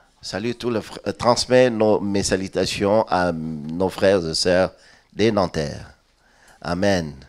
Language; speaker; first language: French; non-native, local second language; Lingala